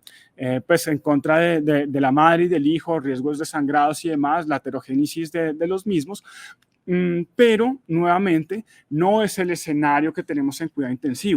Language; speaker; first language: Spanish; native; Spanish